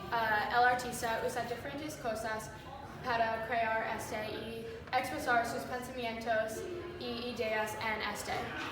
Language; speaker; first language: Spanish; non-native, learner; English